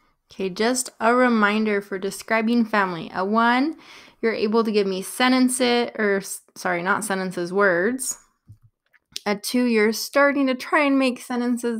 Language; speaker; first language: English; native; English